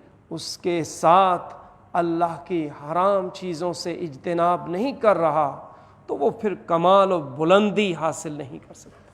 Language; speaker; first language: Urdu; native; Urdu